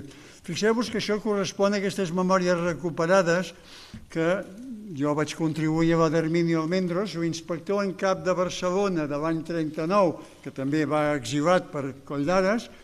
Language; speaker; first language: Catalan; native; Catalan